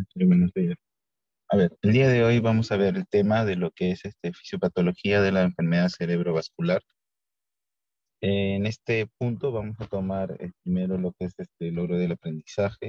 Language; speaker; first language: Spanish; native; Spanish